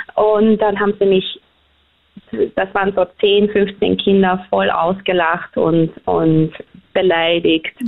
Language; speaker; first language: German; early bilingual, other home language; Hungarian